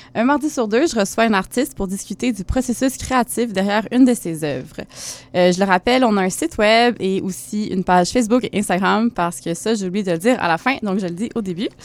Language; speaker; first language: French; native; French